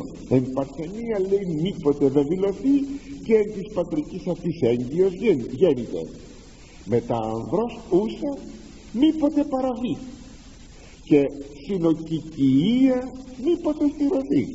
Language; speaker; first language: Greek; native; Greek